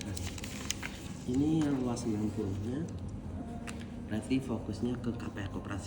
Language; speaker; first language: Indonesian; native; Indonesian